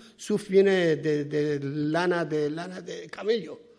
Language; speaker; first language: Spanish; non-native, fluent; Persian